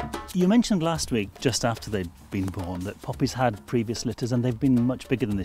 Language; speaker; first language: English; native; English